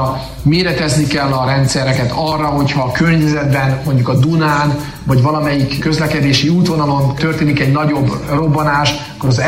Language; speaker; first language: Hungarian; native; Hungarian